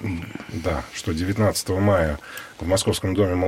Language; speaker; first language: Russian; native; Russian